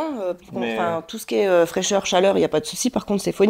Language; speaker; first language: French; native; French